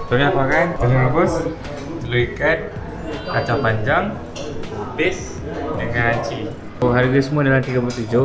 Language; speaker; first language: Malay; native; Malay